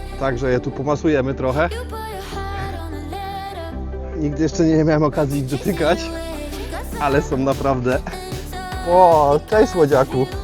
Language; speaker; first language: Polish; non-native, fluent; Swahili